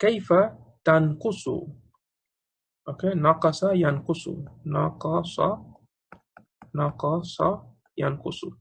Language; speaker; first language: Arabic; non-native, fluent; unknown